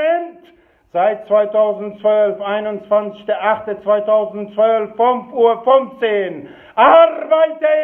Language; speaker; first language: German; non-native, fluent; Persian